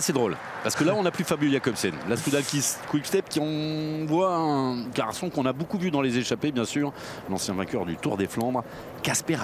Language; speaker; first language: French; native; French